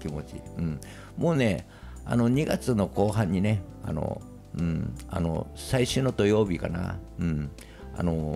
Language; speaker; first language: Japanese; native; Japanese